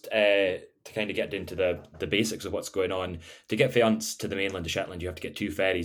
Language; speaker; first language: English; native; English